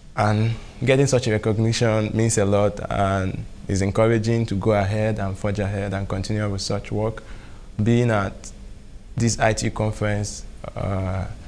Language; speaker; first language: English; non-native, local second language; Igbo